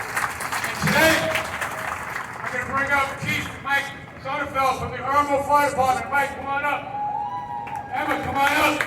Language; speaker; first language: English; native; English